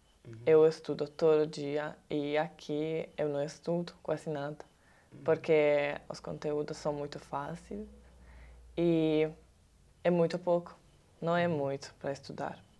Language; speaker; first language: Portuguese; non-native, learner; Italian